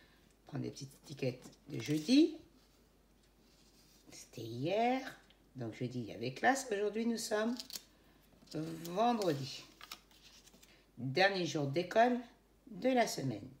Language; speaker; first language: French; native; French